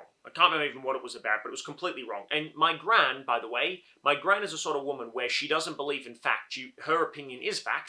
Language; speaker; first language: English; native; English